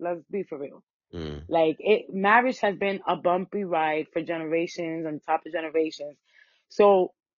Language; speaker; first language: English; native; English